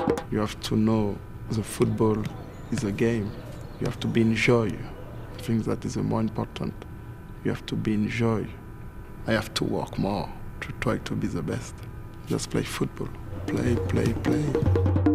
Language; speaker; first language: English; non-native, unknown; French